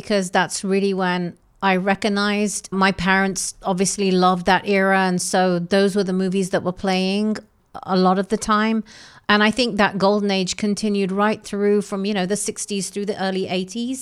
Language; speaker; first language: English; native; English